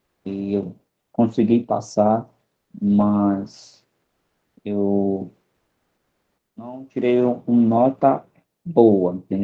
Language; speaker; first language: Portuguese; non-native, local second language; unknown